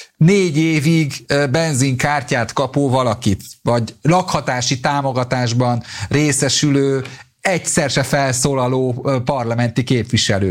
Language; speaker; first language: Hungarian; native; Hungarian